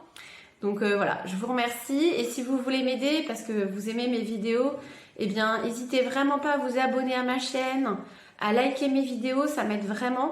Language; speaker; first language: French; native; French